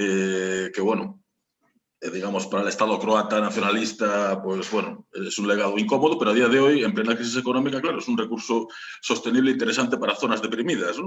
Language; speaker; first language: Spanish; native; Spanish